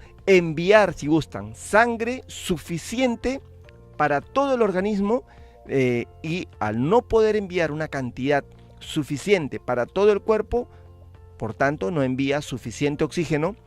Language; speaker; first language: Spanish; native; Spanish